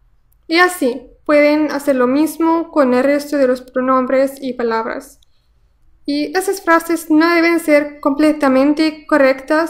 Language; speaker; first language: Spanish; non-native, fluent; Arabic